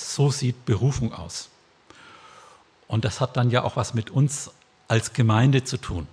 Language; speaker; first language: German; native; German